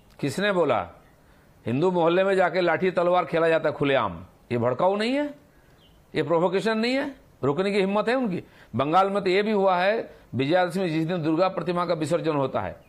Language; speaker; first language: Hindi; non-native, local second language; Bangla